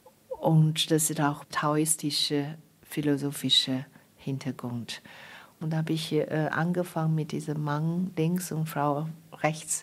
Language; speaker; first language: German; non-native, fluent; Chinese